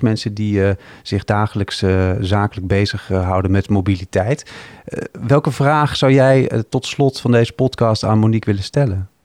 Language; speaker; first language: Dutch; native; Dutch